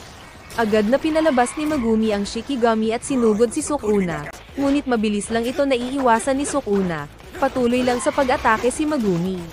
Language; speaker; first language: Filipino; native; Filipino